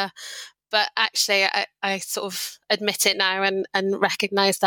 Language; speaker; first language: English; native; English